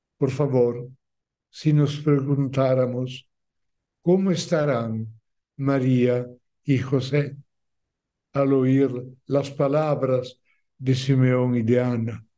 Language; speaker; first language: Spanish; non-native, fluent; Italian